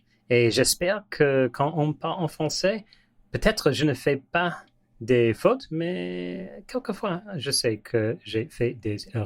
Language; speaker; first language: French; non-native, learner; English